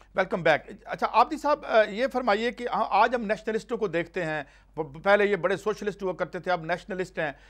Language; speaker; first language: Urdu; non-native, local second language; Punjabi